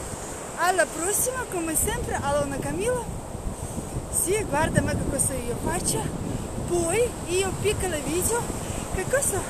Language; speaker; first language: Italian; non-native, learner; Russian